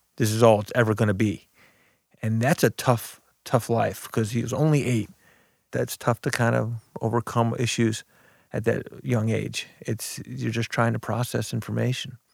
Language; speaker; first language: English; early bilingual, other home language; Arabic